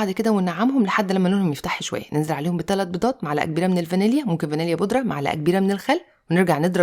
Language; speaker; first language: Arabic; native; Arabic